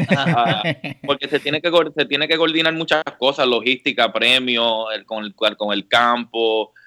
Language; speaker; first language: Spanish; native; Spanish